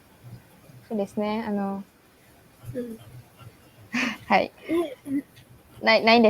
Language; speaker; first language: Japanese; non-native, learner; Malay